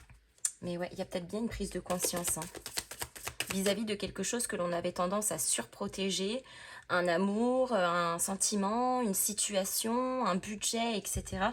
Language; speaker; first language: French; native; French